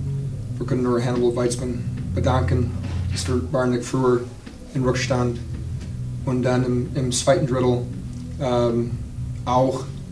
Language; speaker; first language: German; non-native, fluent; English